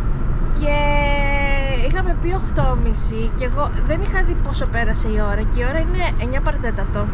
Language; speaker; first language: Greek; native; Greek